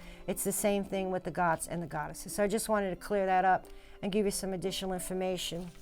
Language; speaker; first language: English; native; English